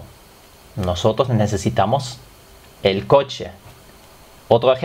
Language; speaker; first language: Spanish; non-native, fluent; German